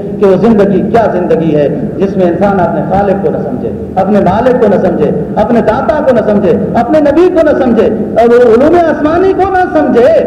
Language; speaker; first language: Urdu; native; Urdu